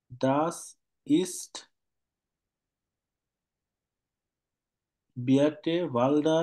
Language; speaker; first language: German; non-native, learner; Bangla